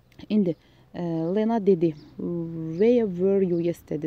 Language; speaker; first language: English; non-native, fluent; Azerbaijani